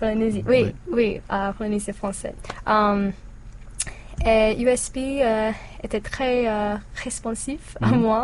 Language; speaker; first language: French; non-native, learner; English